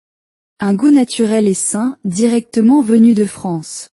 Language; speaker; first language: French; non-native, learner; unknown